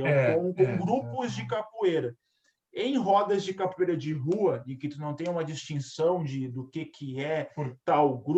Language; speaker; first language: Portuguese; native; Portuguese